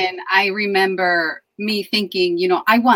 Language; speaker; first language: English; early bilingual, other home language; Spanish